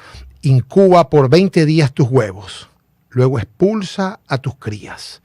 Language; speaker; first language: Spanish; native; Spanish